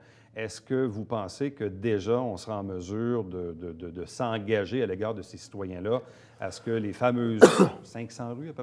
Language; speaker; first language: French; native; French